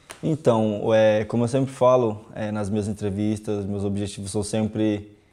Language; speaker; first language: Portuguese; native; Portuguese